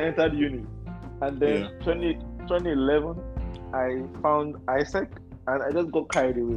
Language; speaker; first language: English; non-native, local second language; Yoruba